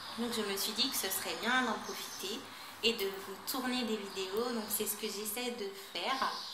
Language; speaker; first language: French; native; French